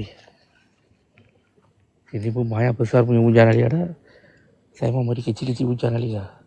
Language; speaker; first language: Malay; non-native, local second language; Tamil